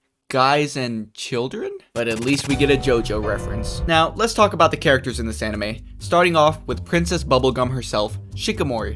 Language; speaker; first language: English; native; English